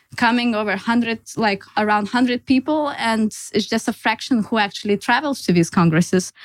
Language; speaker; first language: English; non-native, fluent; Lithuanian